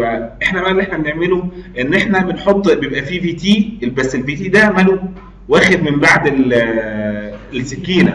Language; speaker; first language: Arabic; native; Arabic